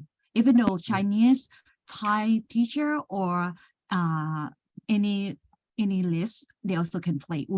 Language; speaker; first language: English; non-native, learner; Thai